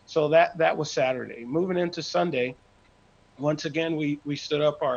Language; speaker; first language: English; native; English